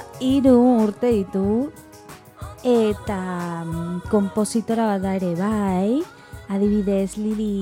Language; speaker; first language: Basque; non-native, learner; Spanish